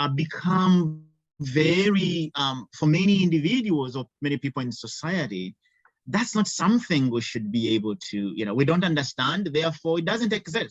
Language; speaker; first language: English; non-native, local second language; Ganda